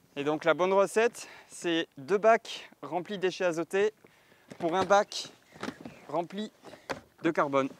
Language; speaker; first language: French; native; French